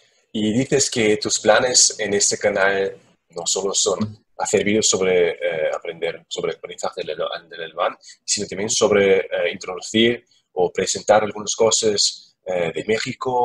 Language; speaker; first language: Spanish; non-native, learner; German